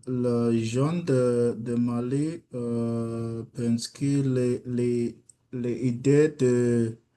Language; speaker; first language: French; non-native, learner; English